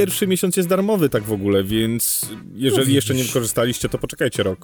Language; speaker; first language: Polish; native; Polish